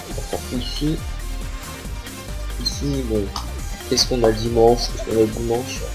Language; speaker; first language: French; native; French